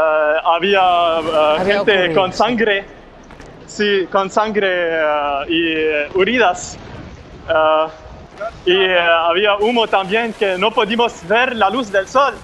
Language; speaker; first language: Spanish; non-native, fluent; Arabic